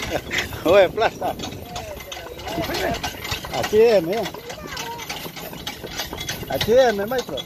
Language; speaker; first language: Spanish; native; Spanish